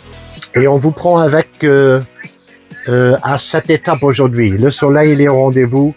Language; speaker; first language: French; non-native, fluent; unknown